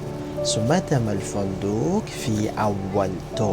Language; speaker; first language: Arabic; non-native, fluent; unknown